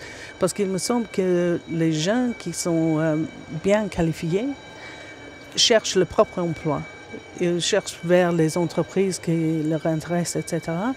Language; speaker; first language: French; non-native, fluent; English